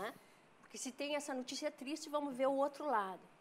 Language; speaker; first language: Portuguese; native; Portuguese